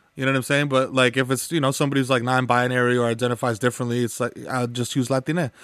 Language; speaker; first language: English; early bilingual, other home language; Spanish